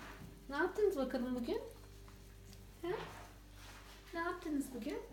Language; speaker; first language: Turkish; native; Turkish